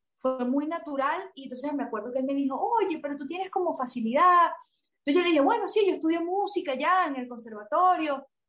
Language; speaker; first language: Spanish; native; Spanish